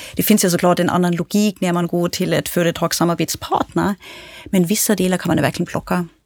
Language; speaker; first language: Swedish; non-native, fluent; German